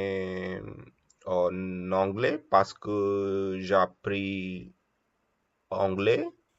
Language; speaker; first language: French; non-native, learner; Telugu